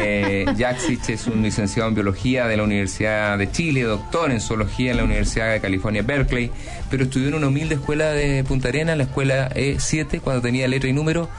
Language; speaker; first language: Spanish; native; Spanish